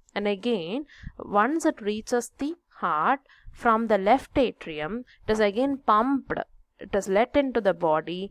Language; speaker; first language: English; non-native, local second language; Malayalam